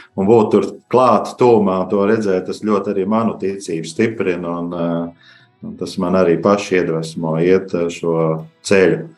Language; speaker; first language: Latvian; native; Latvian